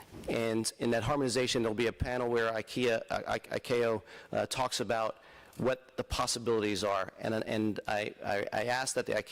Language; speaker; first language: English; native; English